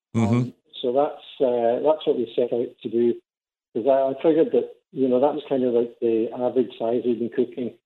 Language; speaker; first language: English; native; English